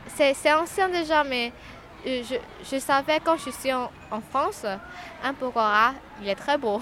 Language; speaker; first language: French; non-native, learner; Lao